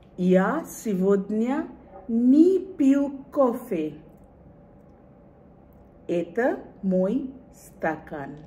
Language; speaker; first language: Russian; non-native, fluent; Bangla